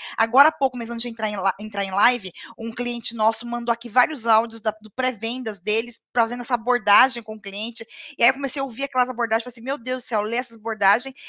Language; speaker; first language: Portuguese; native; Portuguese